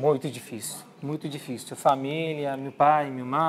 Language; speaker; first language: Portuguese; non-native, learner; Arabic